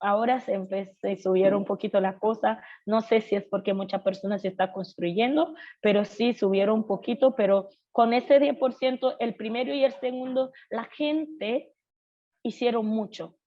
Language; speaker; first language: Spanish; non-native, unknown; Haitian Creole